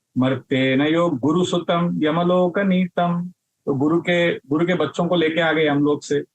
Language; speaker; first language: Hindi; non-native, local second language; Marathi